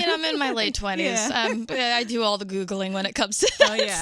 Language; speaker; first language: English; native; English